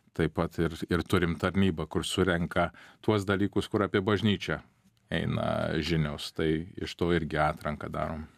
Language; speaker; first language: Lithuanian; early bilingual, heritage; Lithuanian